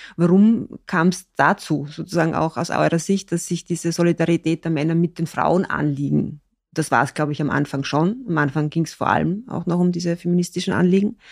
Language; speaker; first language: German; native; German